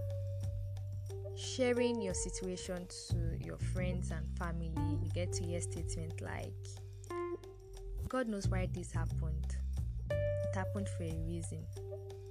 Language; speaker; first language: English; non-native, local second language; Yoruba